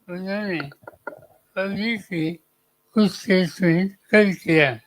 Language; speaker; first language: Hindi; non-native, local second language; Marathi